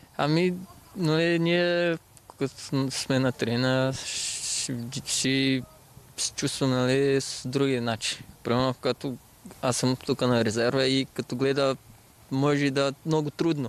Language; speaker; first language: Bulgarian; non-native, learner; Portuguese